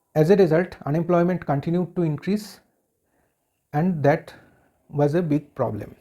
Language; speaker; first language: English; non-native, local second language; Bangla